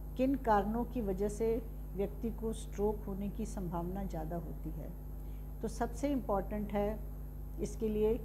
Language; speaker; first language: Hindi; native; Hindi